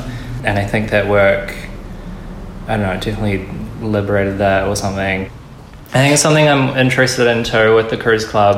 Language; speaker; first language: English; native; English